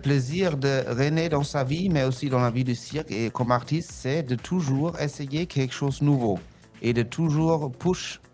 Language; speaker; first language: French; non-native, fluent; German